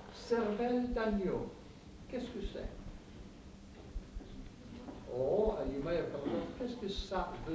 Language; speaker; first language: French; non-native, fluent; English